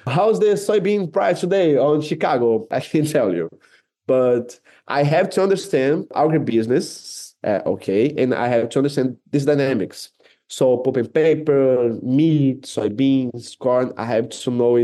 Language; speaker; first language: English; non-native, fluent; Portuguese